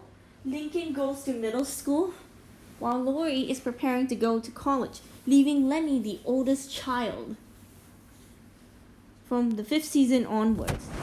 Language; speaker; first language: English; native; English